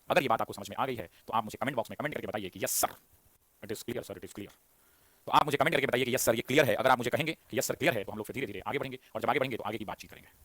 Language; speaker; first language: Hindi; native; Hindi